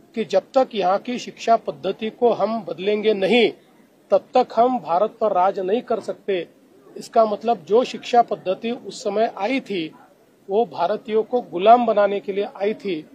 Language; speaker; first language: Hindi; non-native, local second language; Marathi